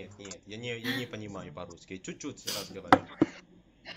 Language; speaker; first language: Russian; non-native, learner; Indonesian